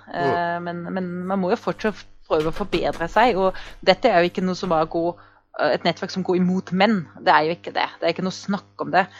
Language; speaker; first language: Norwegian; non-native, fluent; German